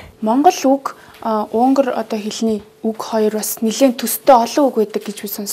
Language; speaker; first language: Mongolian; native; Mongolian